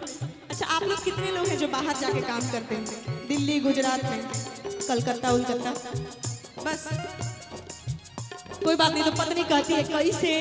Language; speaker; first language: Hindi; non-native, local second language; Bhojpuri